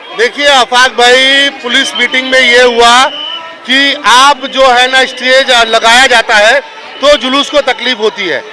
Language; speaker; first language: Hindi; native; Hindi